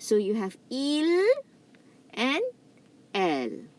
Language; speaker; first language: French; non-native, fluent; Malay